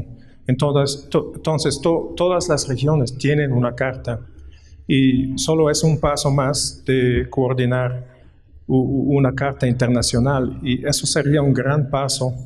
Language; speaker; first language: Spanish; non-native, fluent; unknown